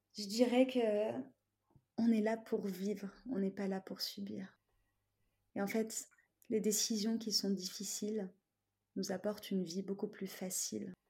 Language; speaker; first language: French; non-native, local second language; Arabic